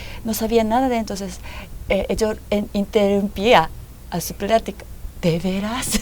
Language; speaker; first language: Spanish; non-native, fluent; Japanese